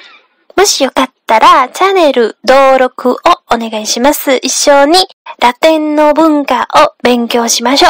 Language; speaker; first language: Japanese; non-native, learner; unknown